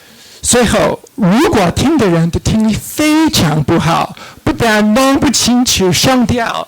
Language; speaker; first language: Chinese; non-native, fluent; English